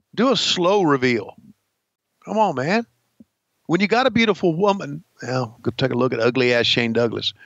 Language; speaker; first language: English; native; English